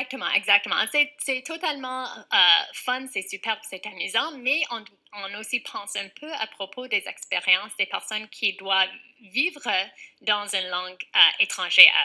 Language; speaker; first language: French; non-native, fluent; English